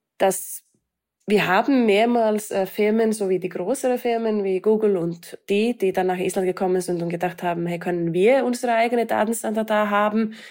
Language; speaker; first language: German; non-native, fluent; Icelandic